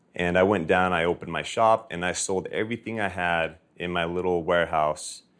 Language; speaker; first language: English; native; English